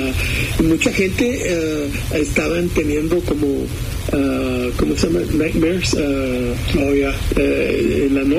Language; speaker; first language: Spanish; early bilingual, heritage; Spanish